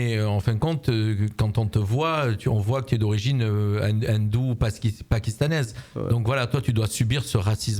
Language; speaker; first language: French; native; French